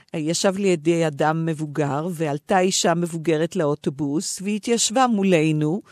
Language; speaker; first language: Hebrew; native; Hebrew